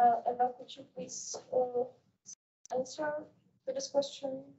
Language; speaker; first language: English; non-native, fluent; Czech